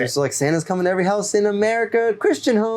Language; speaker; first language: English; native; English